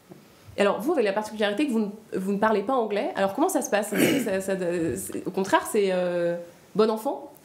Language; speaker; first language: French; native; French